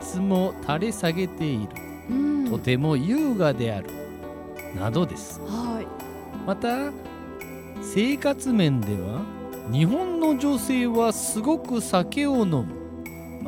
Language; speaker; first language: Japanese; native; Japanese